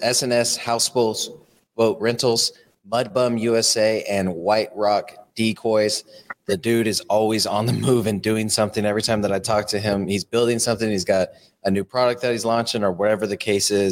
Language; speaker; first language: English; native; English